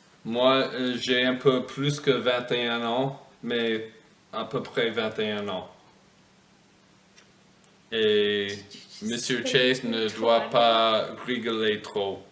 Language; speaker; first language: French; non-native, fluent; English